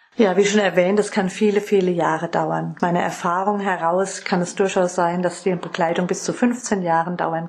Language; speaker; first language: German; native; German